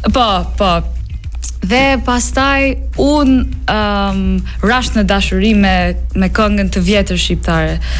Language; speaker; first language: Albanian; non-native, learner; English